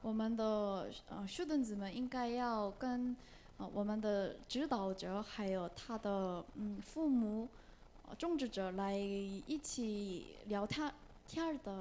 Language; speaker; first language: Chinese; non-native, learner; Korean